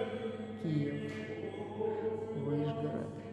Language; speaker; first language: Russian; native; Russian